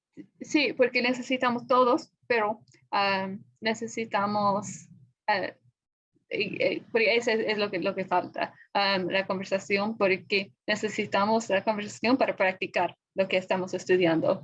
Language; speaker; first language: Spanish; non-native, fluent; English